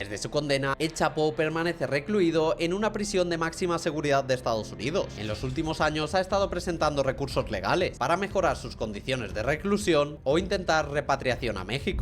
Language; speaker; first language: Spanish; native; Spanish